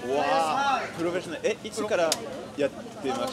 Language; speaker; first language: Japanese; non-native, learner; French